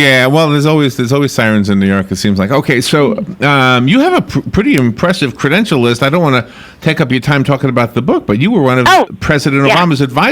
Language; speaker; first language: English; native; English